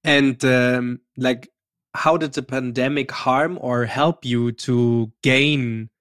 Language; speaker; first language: English; non-native, fluent; German